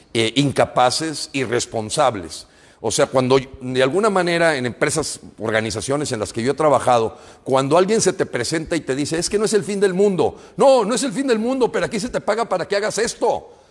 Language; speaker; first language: Spanish; native; Spanish